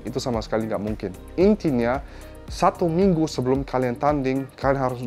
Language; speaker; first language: Indonesian; native; Indonesian